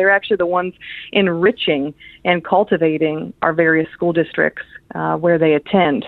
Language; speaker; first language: English; native; English